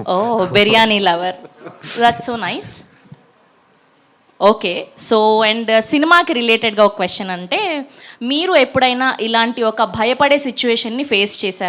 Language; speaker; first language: Telugu; native; Telugu